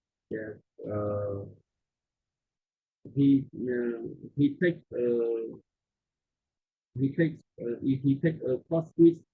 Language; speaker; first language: English; non-native, learner; Vietnamese